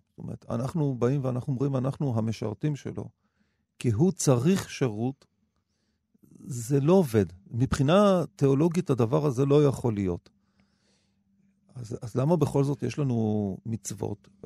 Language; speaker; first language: Hebrew; native; Hebrew